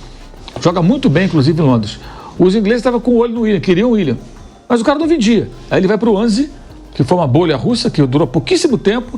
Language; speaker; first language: Portuguese; native; Portuguese